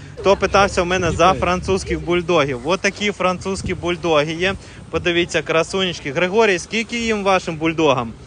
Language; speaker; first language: Ukrainian; non-native, local second language; Russian